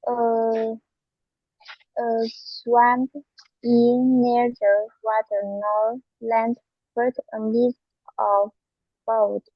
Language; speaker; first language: English; non-native, learner; Vietnamese